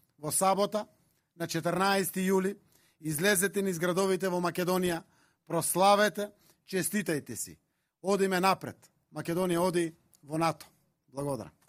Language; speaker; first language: Macedonian; native; Macedonian